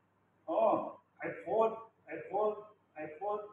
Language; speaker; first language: English; non-native, learner; Thai